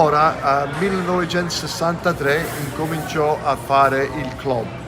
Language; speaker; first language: Italian; early bilingual, heritage; English